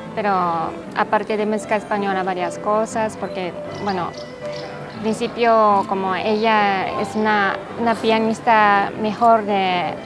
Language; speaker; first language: Spanish; non-native, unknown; Japanese